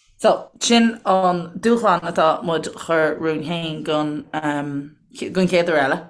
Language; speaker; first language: Irish; native; Irish